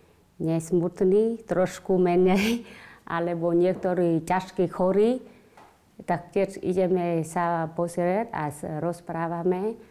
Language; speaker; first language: Slovak; non-native, learner; Vietnamese